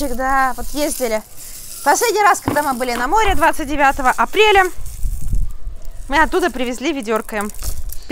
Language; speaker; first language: Russian; native; Russian